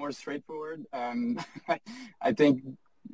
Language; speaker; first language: English; non-native, fluent; French